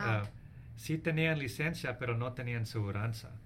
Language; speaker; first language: Spanish; early bilingual, heritage; English